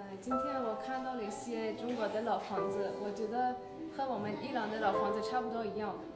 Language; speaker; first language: Chinese; non-native, fluent; Persian